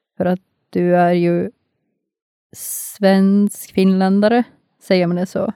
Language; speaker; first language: Swedish; non-native, local second language; Finnish